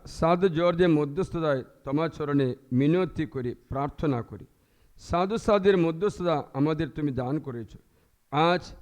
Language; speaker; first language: Bangla; non-native, fluent; Malayalam